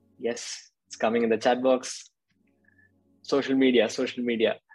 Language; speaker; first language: English; non-native, local second language; Malayalam